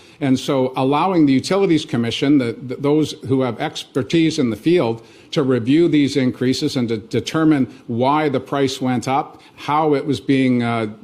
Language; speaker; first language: English; native; English